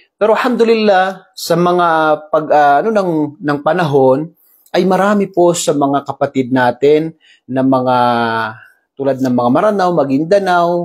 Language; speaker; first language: Filipino; non-native, local second language; Maranao